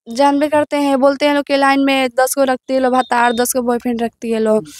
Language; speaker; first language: Hindi; native; Hindi